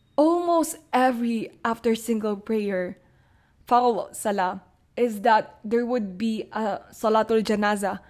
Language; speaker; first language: English; non-native, local second language; Filipino